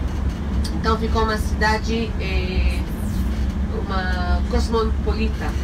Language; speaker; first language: Portuguese; non-native, fluent; Hebrew